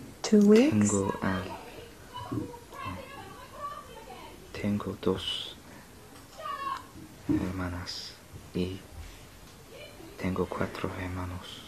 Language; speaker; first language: Spanish; non-native, learner; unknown